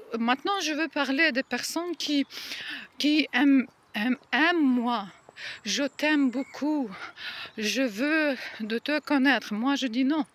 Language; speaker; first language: French; non-native, learner; Ukrainian